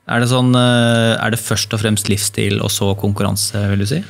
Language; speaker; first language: Norwegian; native; Norwegian